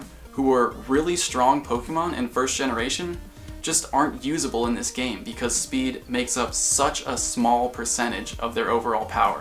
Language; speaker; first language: English; native; English